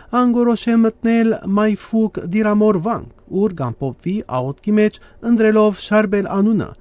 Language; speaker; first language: Armenian; native; Armenian